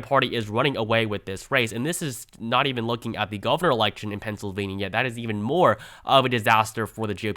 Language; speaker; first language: English; native; English